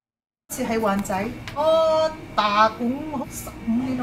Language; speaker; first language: Cantonese; non-native, learner; Nepali